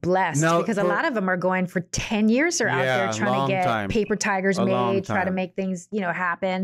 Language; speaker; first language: English; native; English